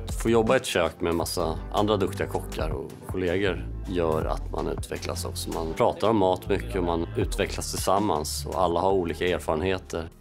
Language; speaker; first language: Swedish; native; Swedish